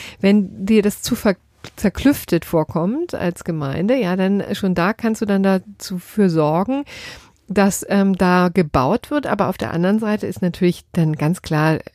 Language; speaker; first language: German; native; German